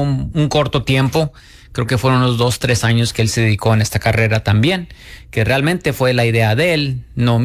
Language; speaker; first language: Spanish; early bilingual, heritage; Spanish